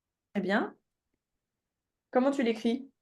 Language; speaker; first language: French; native; French